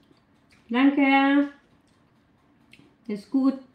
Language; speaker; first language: German; non-native, learner; Filipino